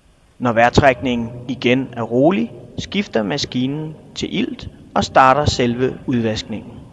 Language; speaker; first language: Danish; native; Danish